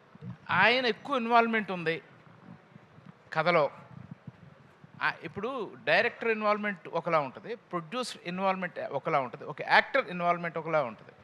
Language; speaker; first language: Telugu; native; Telugu